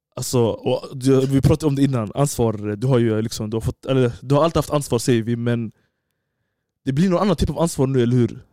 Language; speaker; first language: Swedish; early bilingual, other home language; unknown